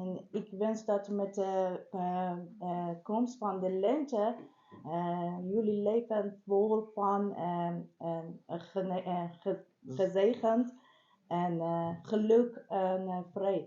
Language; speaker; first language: Dutch; non-native, learner; Persian